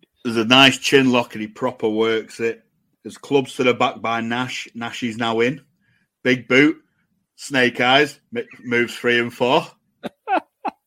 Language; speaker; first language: English; native; English